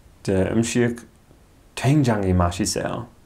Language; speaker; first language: Korean; non-native, learner; English